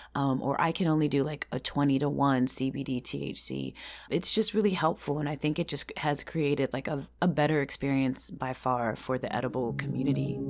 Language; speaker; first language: English; early bilingual, other home language; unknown